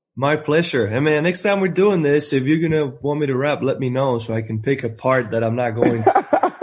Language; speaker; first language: English; non-native, fluent; Spanish